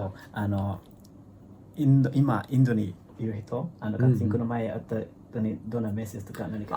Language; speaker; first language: Japanese; non-native, learner; Manipuri